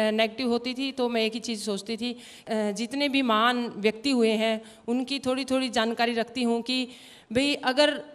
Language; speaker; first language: Hindi; native; Hindi